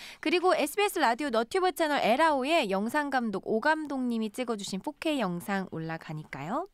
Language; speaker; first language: Korean; native; Korean